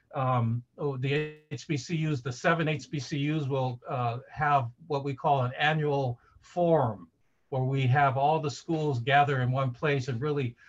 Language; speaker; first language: English; native; English